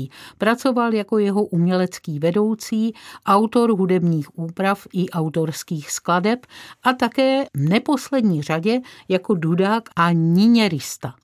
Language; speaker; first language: Czech; native; Czech